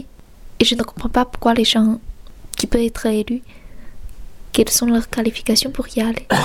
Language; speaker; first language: French; non-native, fluent; Chinese